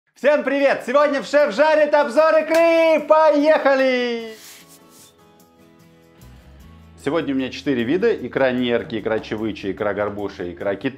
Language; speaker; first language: Russian; native; Russian